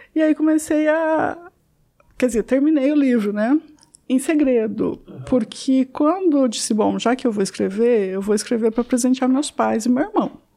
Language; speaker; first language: Portuguese; native; Portuguese